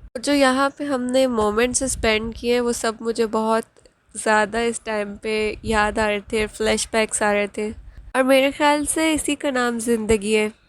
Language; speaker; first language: Urdu; native; Urdu